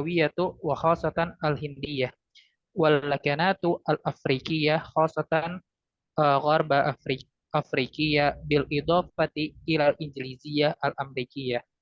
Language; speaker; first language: Arabic; non-native, learner; Indonesian